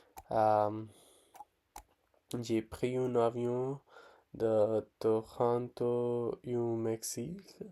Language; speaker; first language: French; non-native, learner; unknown